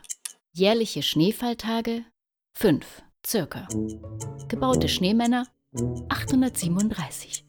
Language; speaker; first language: German; native; German